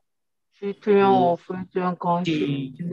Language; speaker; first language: Chinese; non-native, learner; Burmese